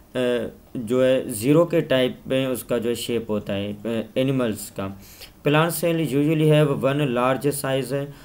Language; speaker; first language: Urdu; non-native, local second language; Sindhi